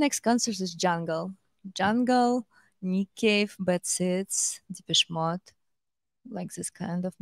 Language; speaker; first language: English; non-native, fluent; Russian